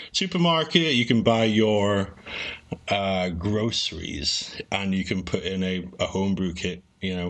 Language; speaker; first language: English; native; English